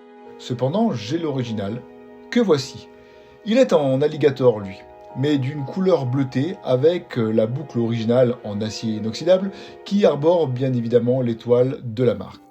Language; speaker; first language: French; native; French